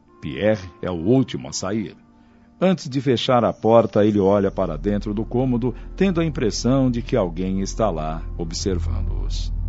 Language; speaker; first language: Portuguese; native; Portuguese